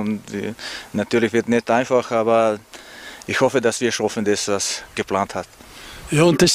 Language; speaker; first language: German; non-native, learner; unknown